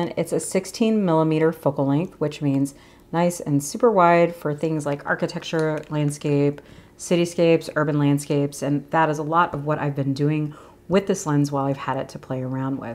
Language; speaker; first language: English; native; English